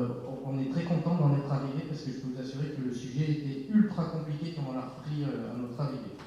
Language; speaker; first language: French; native; French